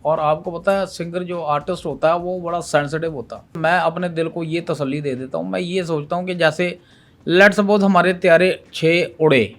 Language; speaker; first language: Urdu; non-native, local second language; Punjabi